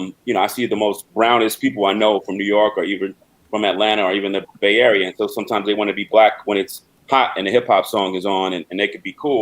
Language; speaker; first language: English; native; English